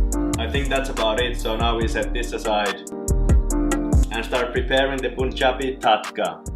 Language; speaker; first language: English; non-native, fluent; Finnish